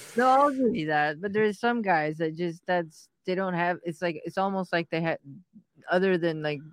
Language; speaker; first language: English; early bilingual, other home language; Persian